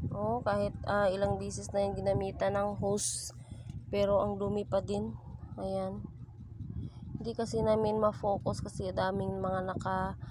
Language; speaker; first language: Filipino; non-native, local second language; Cebuano